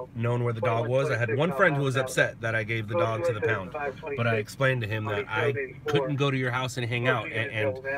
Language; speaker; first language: English; native; English